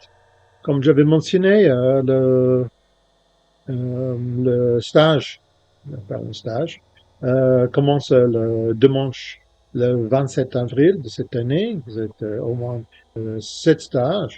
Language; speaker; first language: French; non-native, fluent; English